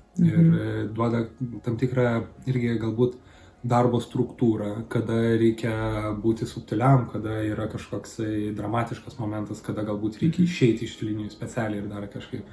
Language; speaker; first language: Lithuanian; native; Lithuanian